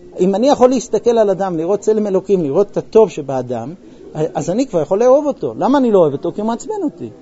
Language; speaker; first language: Hebrew; non-native, fluent; English